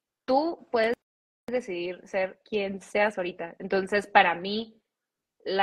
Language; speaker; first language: Spanish; early bilingual, heritage; Spanish